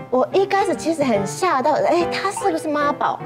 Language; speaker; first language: Chinese; non-native, fluent; Japanese